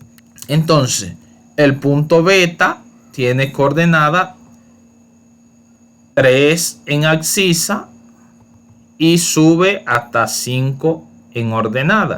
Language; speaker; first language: Spanish; native; Spanish